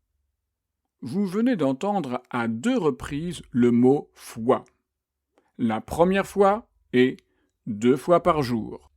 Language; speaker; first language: French; native; French